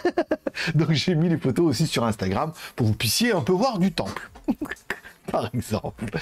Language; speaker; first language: French; native; French